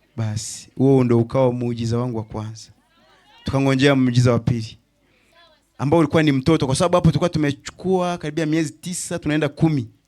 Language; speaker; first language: Swahili; native; Swahili